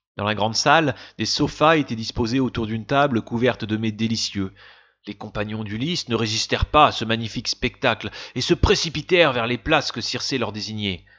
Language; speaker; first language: French; native; French